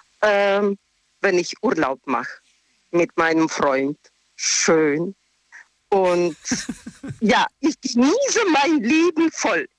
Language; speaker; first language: German; non-native, learner; Russian